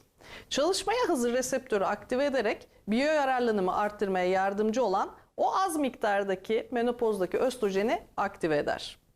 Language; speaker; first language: Turkish; native; Turkish